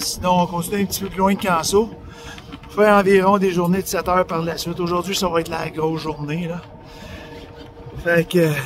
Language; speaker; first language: French; native; French